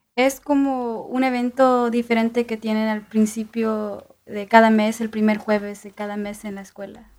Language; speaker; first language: Spanish; early bilingual, heritage; Spanish